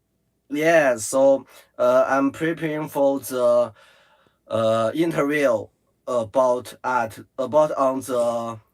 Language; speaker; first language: English; non-native, learner; Chinese